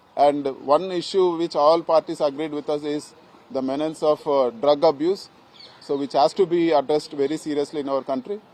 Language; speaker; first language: English; non-native, local second language; Telugu